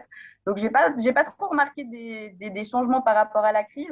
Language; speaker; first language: French; native; French